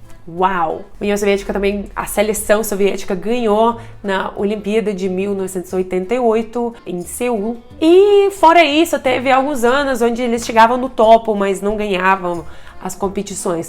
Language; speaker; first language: Portuguese; non-native, fluent; Russian